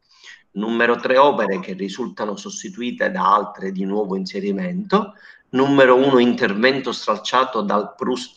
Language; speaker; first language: Italian; native; Italian